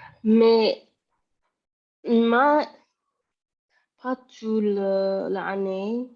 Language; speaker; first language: French; non-native, learner; English